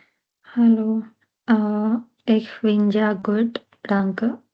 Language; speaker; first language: German; non-native, learner; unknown